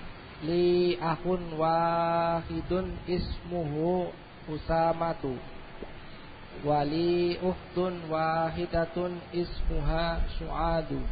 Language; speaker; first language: Arabic; non-native, learner; Indonesian